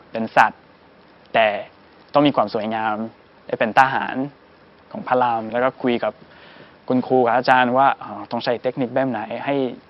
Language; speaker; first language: Thai; non-native, fluent; English